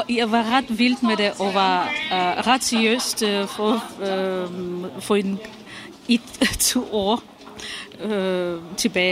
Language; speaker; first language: Danish; non-native, fluent; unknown